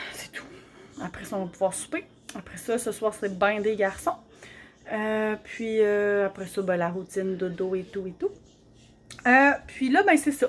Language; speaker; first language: French; native; French